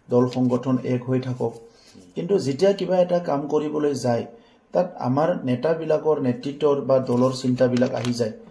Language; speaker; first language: Assamese; non-native, local second language; Bodo